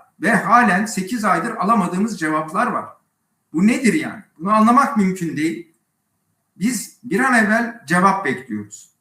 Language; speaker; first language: Turkish; native; Turkish